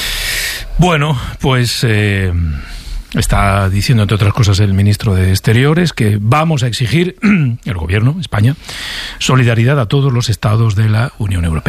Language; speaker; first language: Spanish; native; Spanish